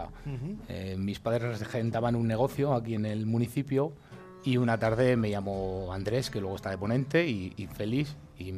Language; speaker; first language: Spanish; native; Spanish